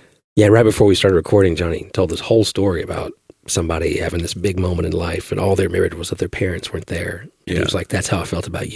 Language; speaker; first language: English; native; English